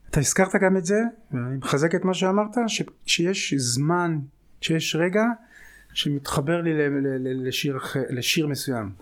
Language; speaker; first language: Hebrew; native; Hebrew